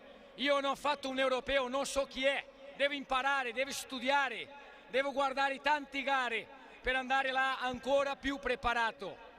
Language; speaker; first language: Italian; non-native, fluent; Portuguese